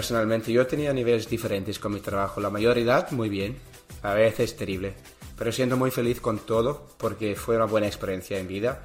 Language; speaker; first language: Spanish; non-native, learner; English